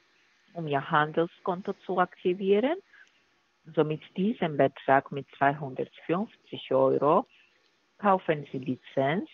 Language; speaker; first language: German; non-native, learner; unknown